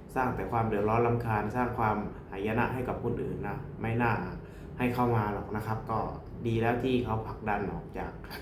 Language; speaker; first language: Thai; native; Thai